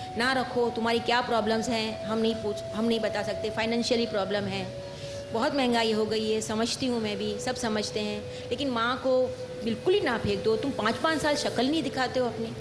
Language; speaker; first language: Urdu; native; Urdu